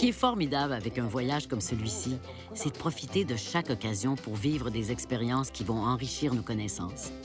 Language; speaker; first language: French; native; French